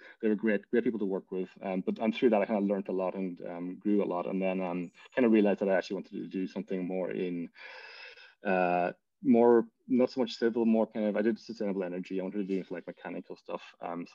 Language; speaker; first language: English; native; English